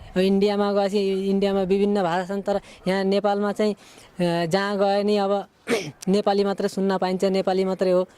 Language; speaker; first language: Nepali; native; Nepali